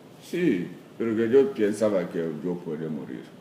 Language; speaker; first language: Spanish; non-native, learner; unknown